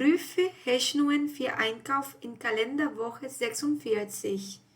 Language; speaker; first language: German; non-native, fluent; Portuguese